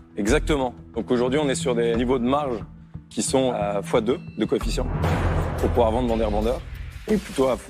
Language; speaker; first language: French; native; French